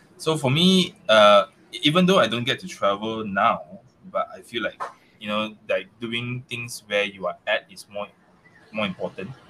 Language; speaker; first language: English; non-native, local second language; Chinese